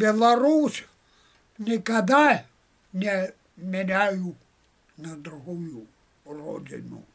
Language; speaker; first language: Russian; native; Russian